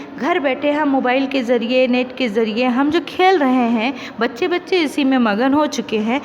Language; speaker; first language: Urdu; native; Urdu